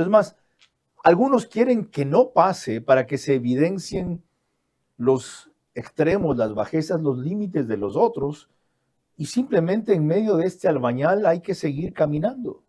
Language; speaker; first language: Spanish; native; Spanish